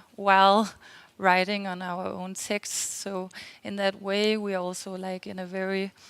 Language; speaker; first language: English; non-native, fluent; Danish